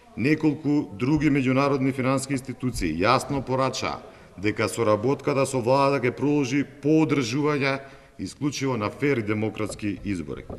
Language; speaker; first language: Macedonian; native; Macedonian